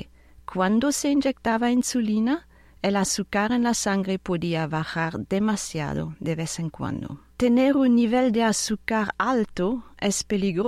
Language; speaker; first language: Spanish; non-native, fluent; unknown